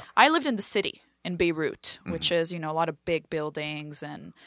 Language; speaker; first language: English; non-native, fluent; French